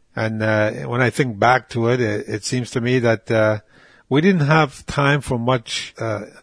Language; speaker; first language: English; non-native, fluent; Cree